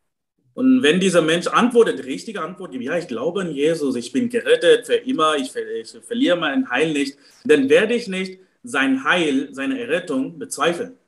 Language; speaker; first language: German; non-native, fluent; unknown